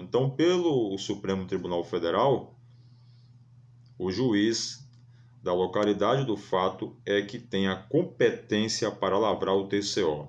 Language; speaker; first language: Portuguese; native; Portuguese